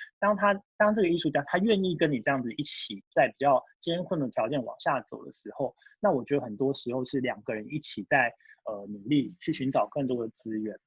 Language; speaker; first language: Chinese; early bilingual, heritage; Japanese